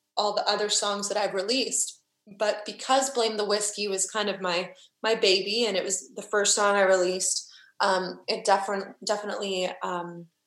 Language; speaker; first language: English; native; English